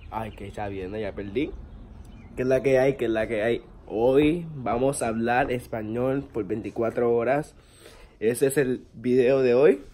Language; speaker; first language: Spanish; early bilingual, heritage; English